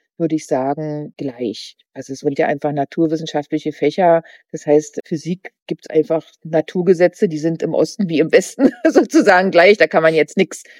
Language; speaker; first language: German; native; German